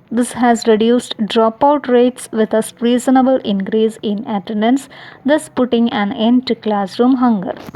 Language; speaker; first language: English; non-native, local second language; Malayalam